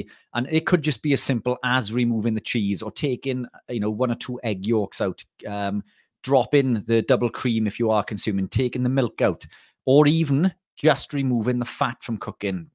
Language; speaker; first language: English; native; English